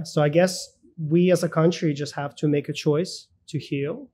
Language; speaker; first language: English; early bilingual, other home language; Russian